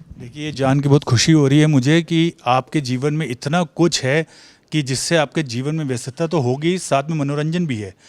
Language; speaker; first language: Hindi; native; Hindi